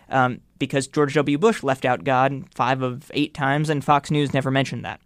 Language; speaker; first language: English; native; English